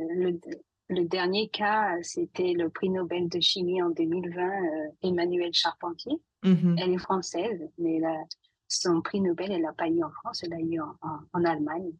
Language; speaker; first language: French; native; French